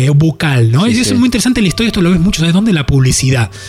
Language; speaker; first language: Spanish; native; Spanish